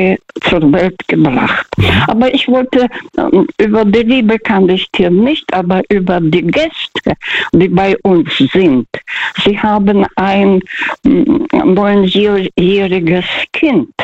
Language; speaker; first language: German; non-native, fluent; Russian